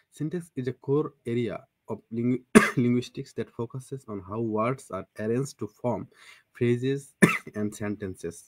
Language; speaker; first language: English; non-native, local second language; Bangla